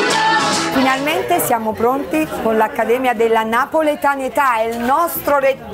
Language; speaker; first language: Italian; native; Italian